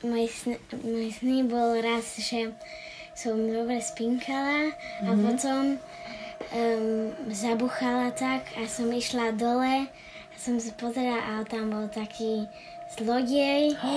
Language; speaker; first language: Slovak; early bilingual, heritage; Slovak